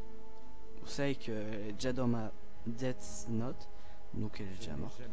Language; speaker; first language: French; native; French